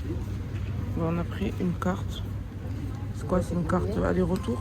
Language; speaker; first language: French; native; French